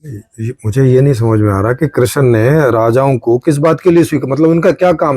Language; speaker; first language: Hindi; native; Hindi